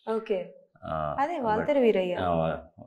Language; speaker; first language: Telugu; native; Telugu